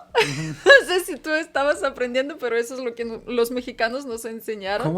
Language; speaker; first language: Spanish; non-native, fluent; Ukrainian